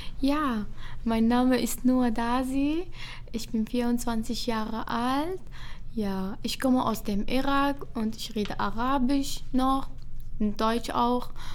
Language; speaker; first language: German; non-native, fluent; Arabic